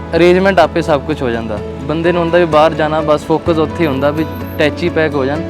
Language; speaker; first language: Punjabi; native; Punjabi